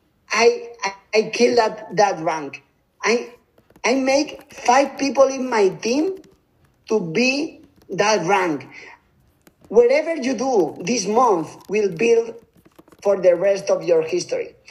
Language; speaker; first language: English; non-native, fluent; Spanish